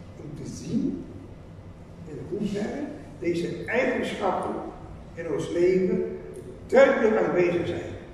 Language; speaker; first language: Dutch; non-native, fluent; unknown